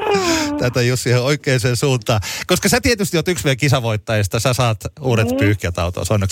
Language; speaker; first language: Finnish; native; Finnish